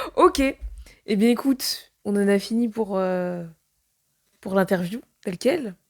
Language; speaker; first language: French; native; French